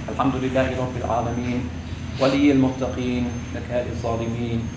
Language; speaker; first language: Arabic; non-native, fluent; English